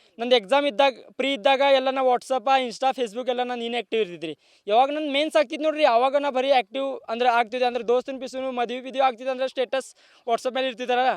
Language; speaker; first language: Kannada; non-native, local second language; Marathi